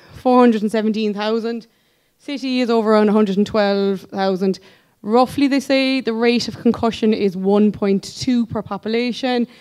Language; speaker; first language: English; native; English